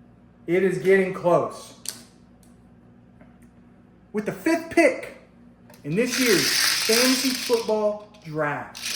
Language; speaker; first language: English; native; English